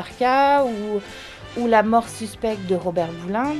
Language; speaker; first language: French; native; French